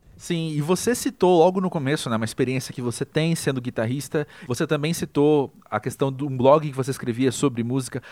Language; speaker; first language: Portuguese; native; Portuguese